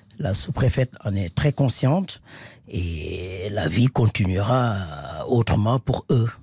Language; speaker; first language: French; non-native, local second language; Wolof